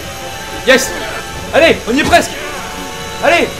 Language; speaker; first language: French; native; French